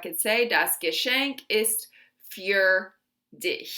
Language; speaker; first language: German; non-native, fluent; English